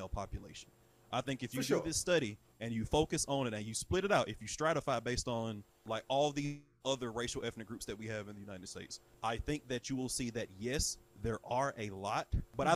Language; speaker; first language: English; native; English